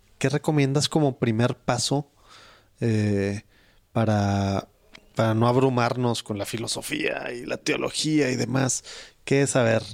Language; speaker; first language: Spanish; native; Spanish